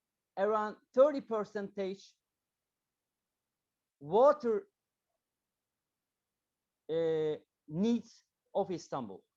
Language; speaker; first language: English; non-native, learner; Turkish